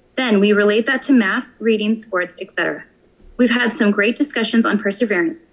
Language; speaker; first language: English; native; English